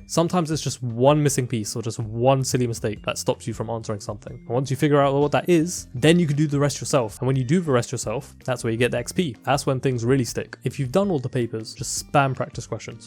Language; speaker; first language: English; native; English